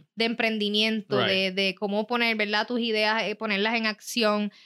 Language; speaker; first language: Spanish; native; Spanish